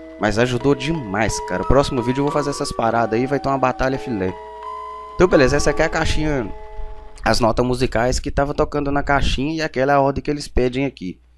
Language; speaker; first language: Portuguese; native; Portuguese